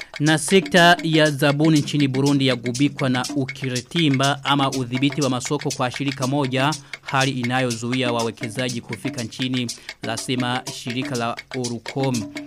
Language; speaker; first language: Swahili; non-native, local second language; Rundi